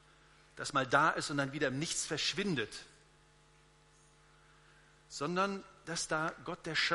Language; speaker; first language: German; native; German